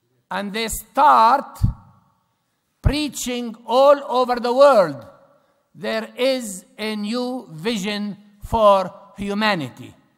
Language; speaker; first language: English; non-native, fluent; Arabic